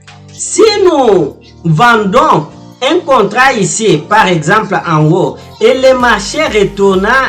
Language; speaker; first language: French; non-native, fluent; Portuguese